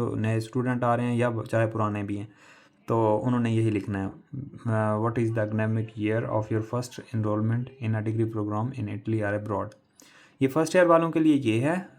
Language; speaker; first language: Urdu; non-native, local second language; Punjabi